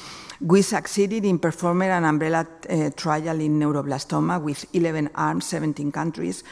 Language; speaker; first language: English; non-native, fluent; Spanish